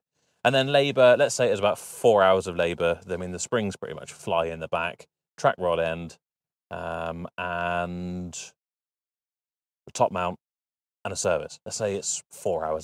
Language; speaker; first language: English; native; English